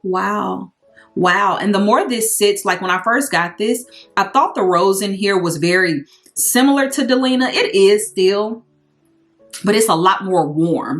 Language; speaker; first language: English; native; English